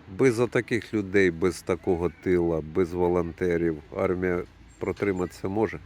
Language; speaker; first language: Ukrainian; native; Ukrainian